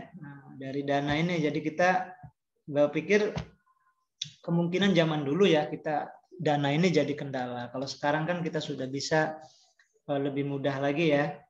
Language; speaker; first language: Indonesian; native; Indonesian